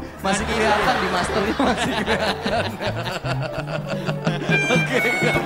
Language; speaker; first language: Indonesian; native; Indonesian